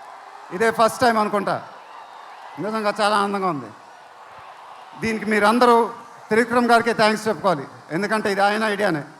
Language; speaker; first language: Telugu; native; Telugu